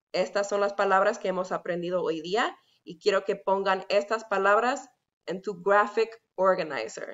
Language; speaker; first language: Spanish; non-native, fluent; English